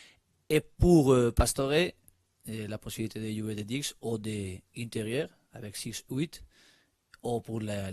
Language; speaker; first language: French; non-native, learner; Spanish